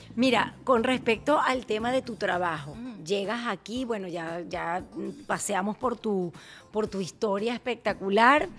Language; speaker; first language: Spanish; native; Spanish